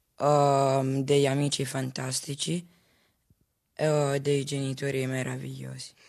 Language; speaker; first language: Italian; early bilingual, other home language; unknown